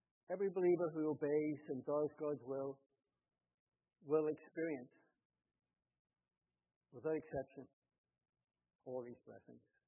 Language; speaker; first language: English; native; English